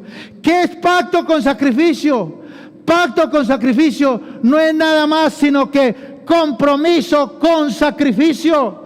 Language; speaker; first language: Spanish; native; Spanish